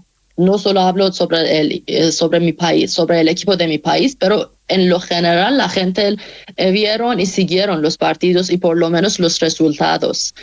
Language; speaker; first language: Spanish; non-native, fluent; Persian